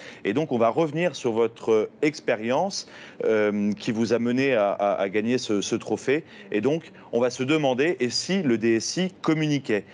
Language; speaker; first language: French; native; French